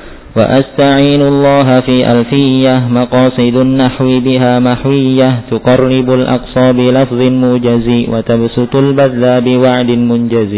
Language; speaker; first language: Arabic; non-native, learner; Indonesian